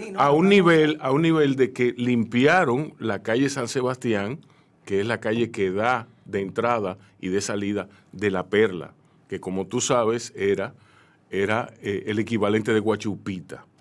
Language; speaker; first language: Spanish; native; Spanish